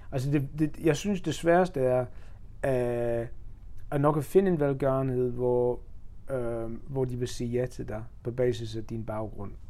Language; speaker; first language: Danish; non-native, fluent; English